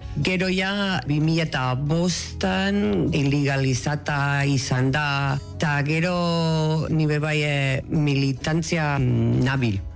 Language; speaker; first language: Basque; non-native, learner; English